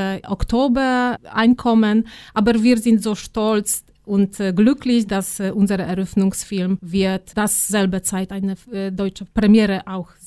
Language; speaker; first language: German; non-native, fluent; Polish